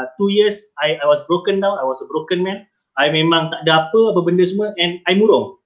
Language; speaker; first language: English; non-native, local second language; Malay